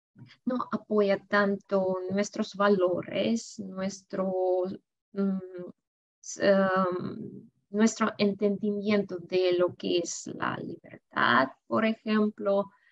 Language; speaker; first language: Spanish; non-native, fluent; Russian